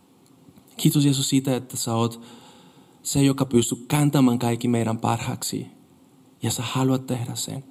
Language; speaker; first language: Finnish; non-native, fluent; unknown